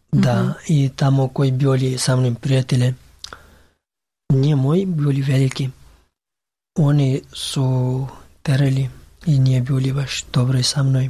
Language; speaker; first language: Serbian; non-native, learner; Pashto